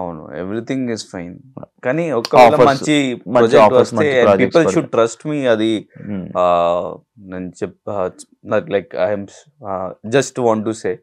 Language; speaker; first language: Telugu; non-native, learner; Hindi